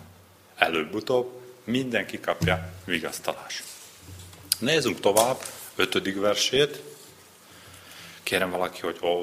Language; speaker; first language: Hungarian; non-native, learner; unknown